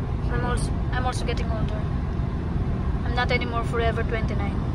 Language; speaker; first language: English; non-native, local second language; Filipino